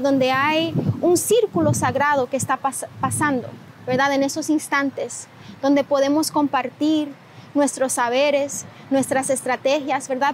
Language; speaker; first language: Spanish; early bilingual, heritage; Spanish